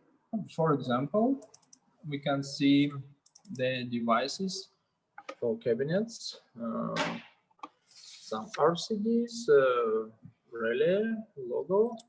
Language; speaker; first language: English; non-native, learner; Russian